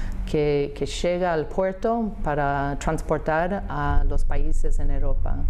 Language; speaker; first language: Spanish; non-native, fluent; English